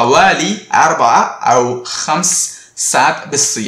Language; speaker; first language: Arabic; non-native, fluent; Tamil